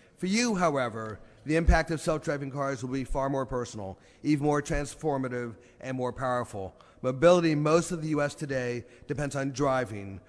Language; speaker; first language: English; native; English